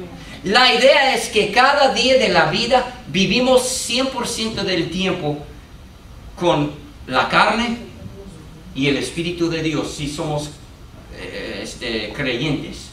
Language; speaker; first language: Spanish; non-native, fluent; English